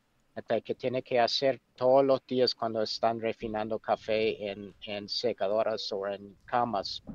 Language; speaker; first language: Spanish; non-native, fluent; English